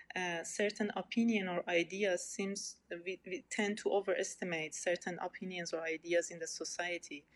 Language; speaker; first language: English; non-native, fluent; Persian